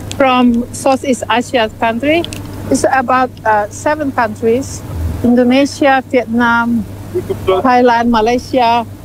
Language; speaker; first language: English; non-native, learner; Indonesian